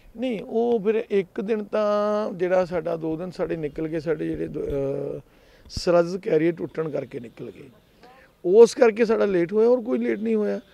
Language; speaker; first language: Punjabi; native; Punjabi